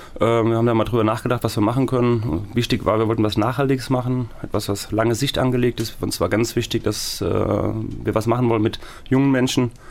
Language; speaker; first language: German; native; German